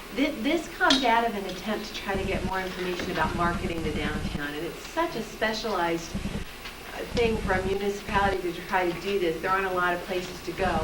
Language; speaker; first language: English; native; English